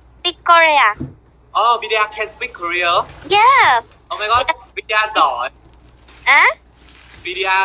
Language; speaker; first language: English; non-native, learner; Vietnamese